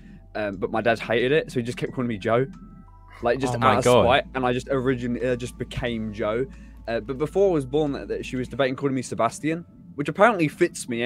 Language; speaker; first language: English; native; English